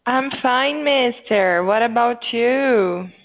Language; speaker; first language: English; non-native, fluent; Portuguese